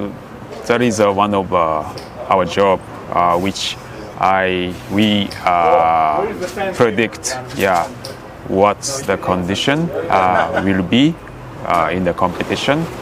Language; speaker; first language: English; non-native, learner; Japanese